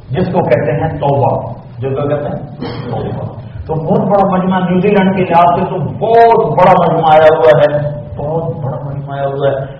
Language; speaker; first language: Urdu; non-native, local second language; Punjabi